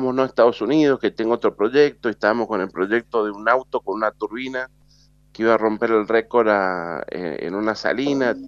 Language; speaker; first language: Spanish; native; Spanish